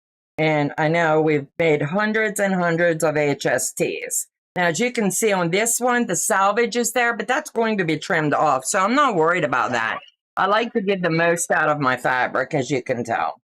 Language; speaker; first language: English; native; English